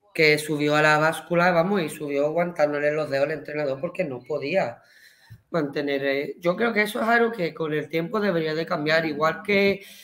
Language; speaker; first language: Spanish; early bilingual, heritage; Spanish